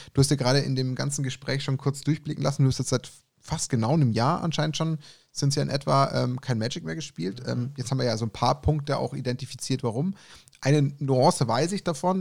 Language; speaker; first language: German; native; German